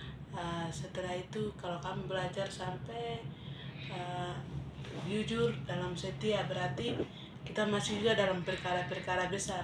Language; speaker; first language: Indonesian; non-native, local second language; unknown